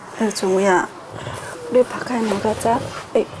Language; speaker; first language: Korean; non-native, learner; Chinese